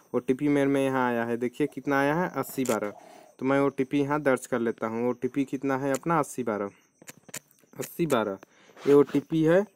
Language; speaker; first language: Hindi; native; Hindi